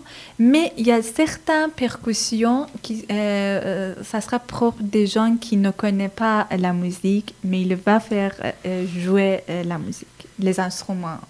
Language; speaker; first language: French; non-native, fluent; Persian